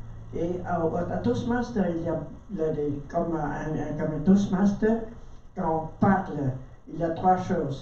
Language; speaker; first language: French; non-native, learner; Vietnamese